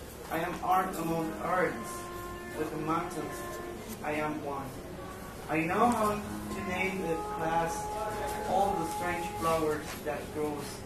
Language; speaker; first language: English; non-native, learner; Spanish